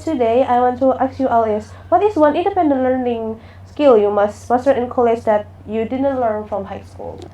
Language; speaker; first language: English; non-native, learner; Indonesian